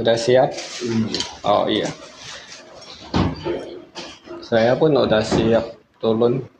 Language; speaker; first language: Indonesian; non-native, local second language; Hakka Chinese